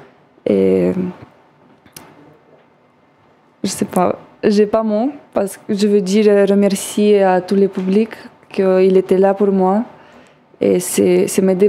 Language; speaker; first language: French; non-native, learner; Russian